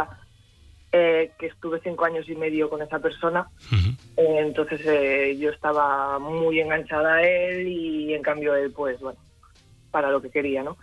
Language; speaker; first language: Spanish; native; Spanish